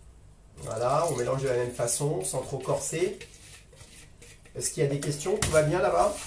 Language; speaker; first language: French; native; French